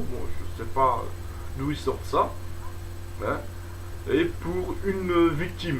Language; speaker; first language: French; native; French